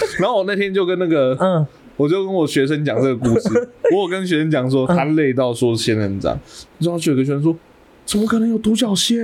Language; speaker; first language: Chinese; native; Chinese